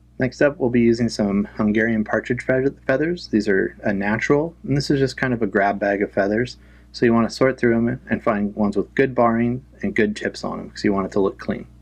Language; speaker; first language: English; native; English